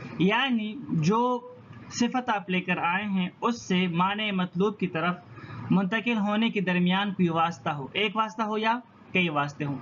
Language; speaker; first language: Urdu; non-native, local second language; Pashto